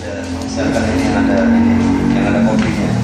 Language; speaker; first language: Indonesian; native; Indonesian